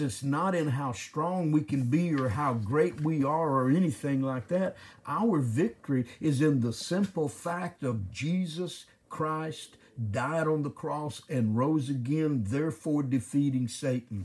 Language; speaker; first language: English; native; English